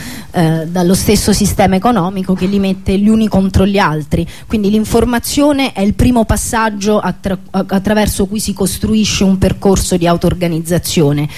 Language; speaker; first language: Italian; native; Italian